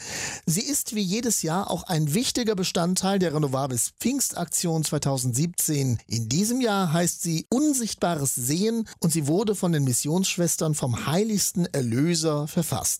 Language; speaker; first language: German; native; German